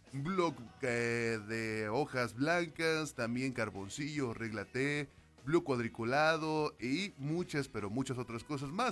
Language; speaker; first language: Spanish; native; Spanish